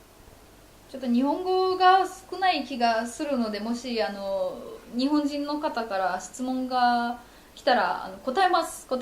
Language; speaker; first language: Japanese; non-native, fluent; Polish